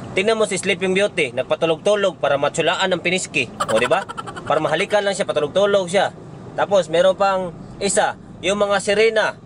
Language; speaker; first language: Filipino; non-native, local second language; Cebuano